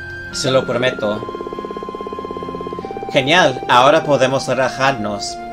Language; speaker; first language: Spanish; non-native, learner; English